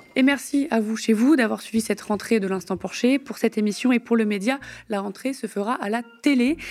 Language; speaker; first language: French; native; French